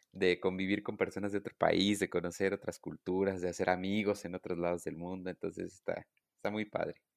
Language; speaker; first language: Spanish; native; Spanish